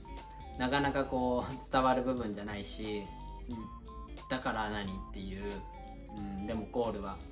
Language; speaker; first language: Japanese; native; Japanese